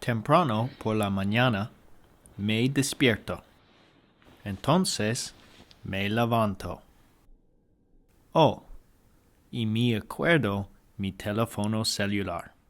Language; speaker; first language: Spanish; non-native, learner; English